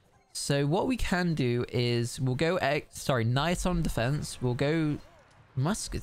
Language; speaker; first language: English; native; English